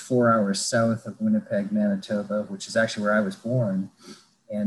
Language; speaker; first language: English; native; English